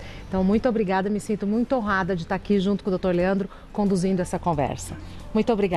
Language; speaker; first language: Portuguese; native; Portuguese